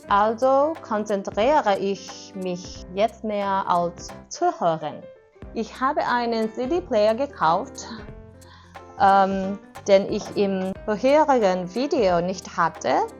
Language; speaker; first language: German; non-native, learner; Japanese